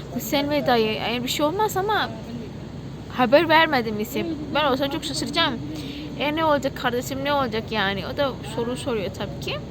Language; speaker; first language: Turkish; non-native, learner; Indonesian